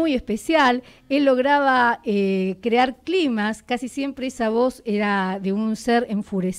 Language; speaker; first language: Spanish; native; Spanish